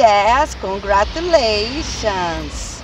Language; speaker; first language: English; non-native, fluent; Portuguese